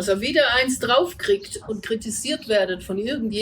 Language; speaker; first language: German; native; German